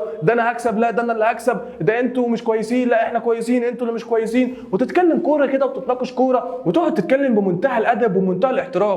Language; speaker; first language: Arabic; native; Arabic